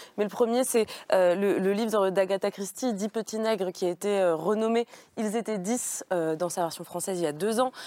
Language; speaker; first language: French; native; French